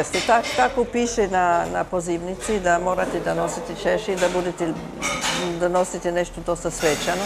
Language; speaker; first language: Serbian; early bilingual, heritage; Serbian